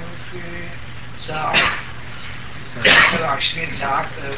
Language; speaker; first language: Arabic; non-native, local second language; Turkish